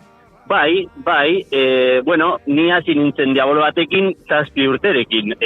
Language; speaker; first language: Basque; non-native, local second language; Spanish